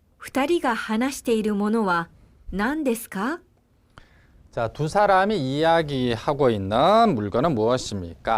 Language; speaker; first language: Japanese; non-native, fluent; Korean